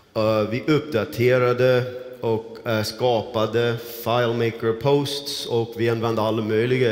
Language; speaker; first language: Swedish; non-native, fluent; English